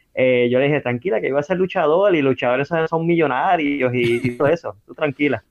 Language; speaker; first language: Spanish; native; Spanish